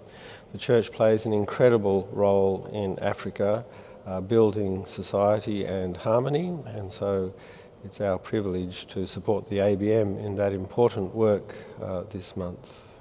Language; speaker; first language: English; native; English